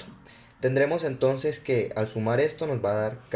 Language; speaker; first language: Spanish; native; Spanish